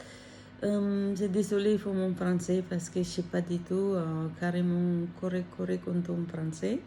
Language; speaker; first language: French; non-native, learner; Filipino